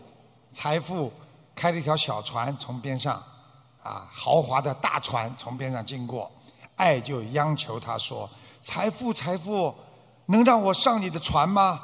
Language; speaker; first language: Chinese; native; Chinese